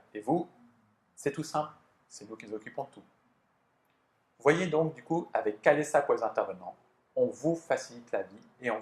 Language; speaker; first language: French; native; French